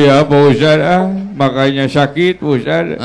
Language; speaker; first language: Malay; non-native, local second language; Sundanese